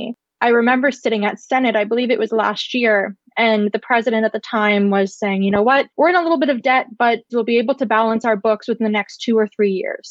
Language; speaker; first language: English; native; English